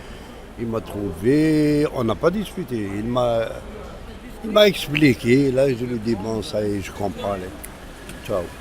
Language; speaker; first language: French; non-native, local second language; Arabic